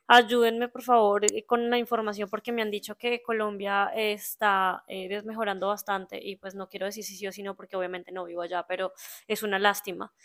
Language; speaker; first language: Spanish; native; Spanish